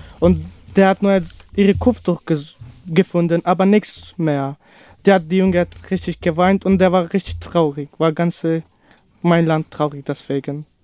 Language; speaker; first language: German; non-native, learner; Persian